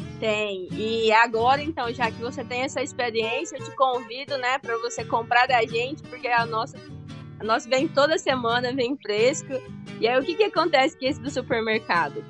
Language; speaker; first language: Portuguese; native; Portuguese